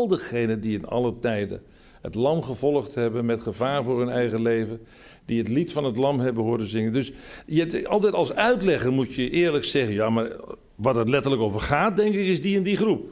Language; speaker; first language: Dutch; native; Dutch